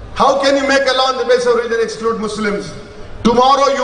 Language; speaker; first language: English; non-native, local second language; Urdu